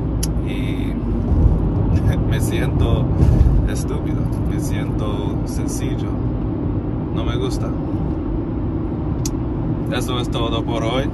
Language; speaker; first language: Spanish; non-native, learner; English